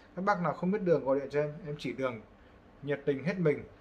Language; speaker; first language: Vietnamese; native; Vietnamese